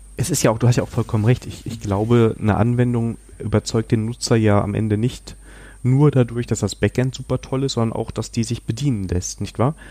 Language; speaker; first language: German; native; German